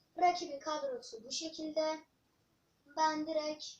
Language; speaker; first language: Turkish; native; Turkish